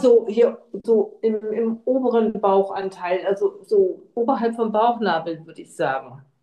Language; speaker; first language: German; native; German